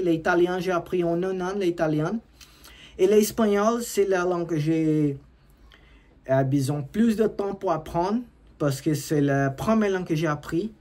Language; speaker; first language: French; non-native, learner; Portuguese